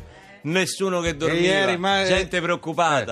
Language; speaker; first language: Italian; native; Italian